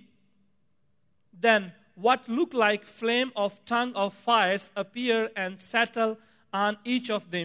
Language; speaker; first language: English; non-native, local second language; Punjabi